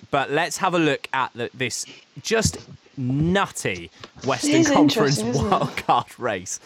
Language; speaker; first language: English; native; English